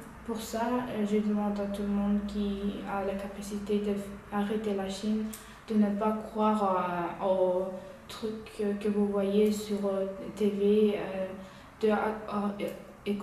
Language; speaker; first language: French; non-native, learner; Uyghur